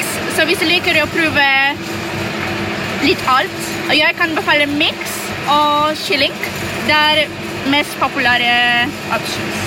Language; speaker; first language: Norwegian; non-native, learner; Polish